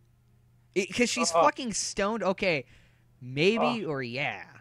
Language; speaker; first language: English; native; English